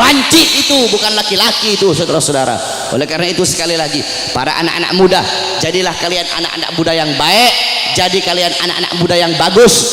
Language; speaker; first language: Indonesian; native; Indonesian